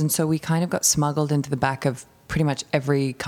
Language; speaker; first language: English; native; English